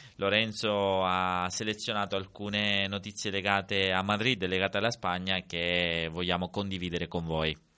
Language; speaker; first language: Italian; native; Italian